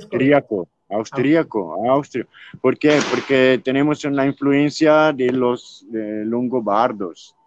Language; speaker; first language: Italian; native; Italian